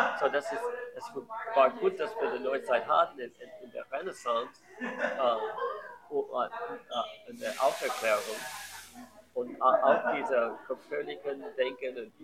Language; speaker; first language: German; non-native, learner; English